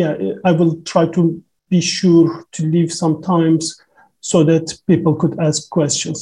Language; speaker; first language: English; non-native, fluent; Turkish